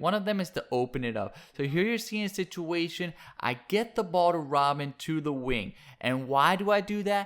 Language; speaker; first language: English; native; English